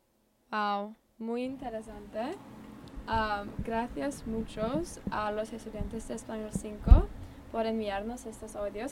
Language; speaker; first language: Spanish; non-native, learner; English